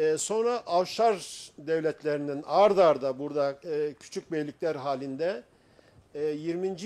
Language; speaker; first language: Turkish; native; Turkish